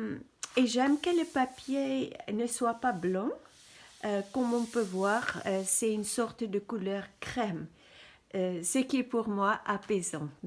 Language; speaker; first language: French; non-native, fluent; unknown